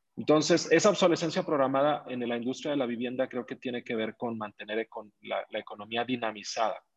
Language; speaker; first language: Spanish; native; Spanish